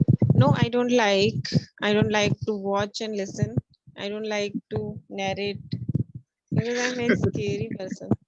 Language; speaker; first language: English; non-native, learner; Hindi